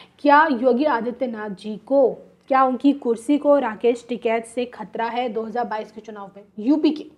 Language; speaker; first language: Hindi; native; Hindi